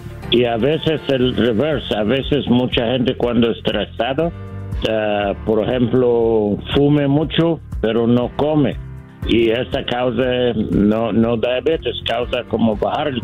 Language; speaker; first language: Spanish; non-native, learner; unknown